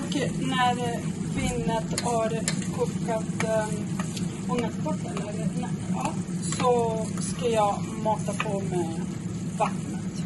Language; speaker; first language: Swedish; non-native, fluent; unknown